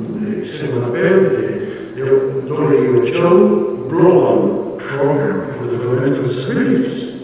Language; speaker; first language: French; non-native, learner; Spanish